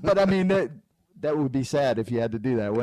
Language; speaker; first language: English; native; English